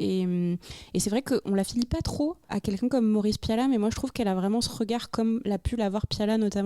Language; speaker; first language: French; native; French